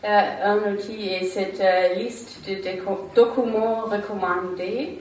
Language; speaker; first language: French; non-native, learner; German